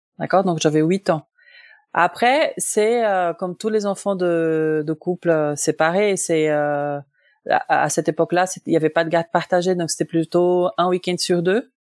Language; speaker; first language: French; non-native, fluent; Portuguese